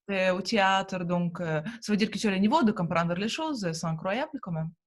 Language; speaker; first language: French; non-native, fluent; Russian